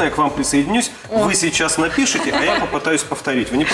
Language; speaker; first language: Russian; native; Russian